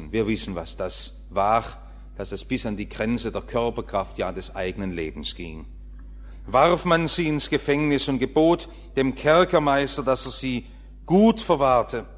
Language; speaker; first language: German; native; German